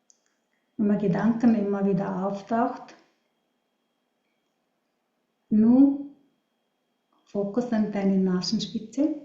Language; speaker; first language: German; non-native, learner; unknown